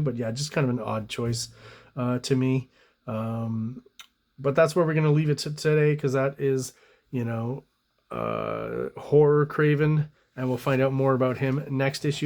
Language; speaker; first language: English; native; English